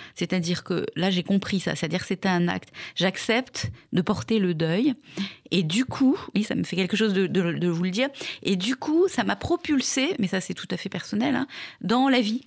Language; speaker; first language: French; native; French